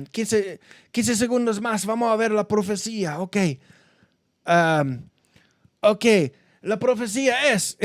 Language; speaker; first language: Spanish; non-native, fluent; English